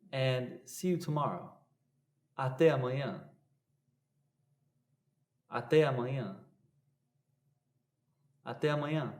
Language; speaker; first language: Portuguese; non-native, fluent; English